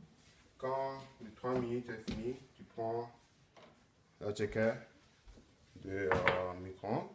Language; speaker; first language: French; non-native, learner; English